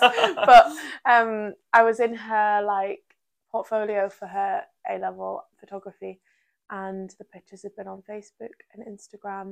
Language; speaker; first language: English; native; English